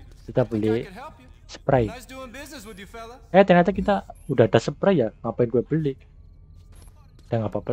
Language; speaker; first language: Indonesian; native; Indonesian